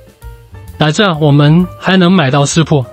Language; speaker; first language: Chinese; native; Chinese